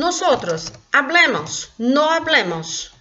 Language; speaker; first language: Spanish; non-native, local second language; Portuguese